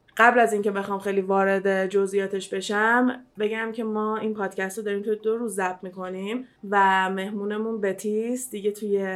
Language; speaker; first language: Persian; early bilingual, heritage; Persian